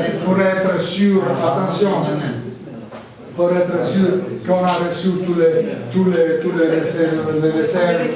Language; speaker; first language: French; non-native, learner; Italian